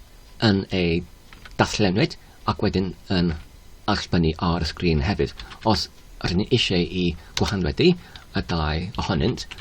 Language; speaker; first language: Welsh; non-native, learner; Polish